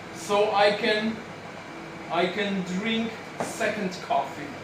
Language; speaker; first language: English; non-native, learner; Polish